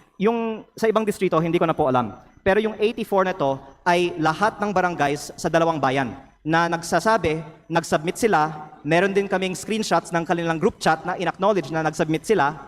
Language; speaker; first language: Filipino; native; Filipino